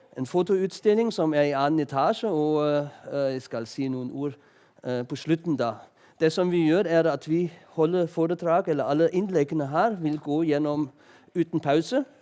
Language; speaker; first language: Norwegian; non-native, fluent; German